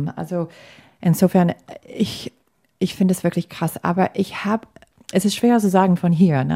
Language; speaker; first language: German; non-native, fluent; English